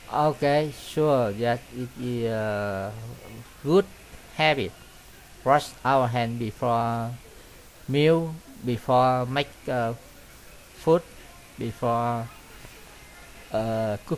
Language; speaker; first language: English; non-native, learner; Vietnamese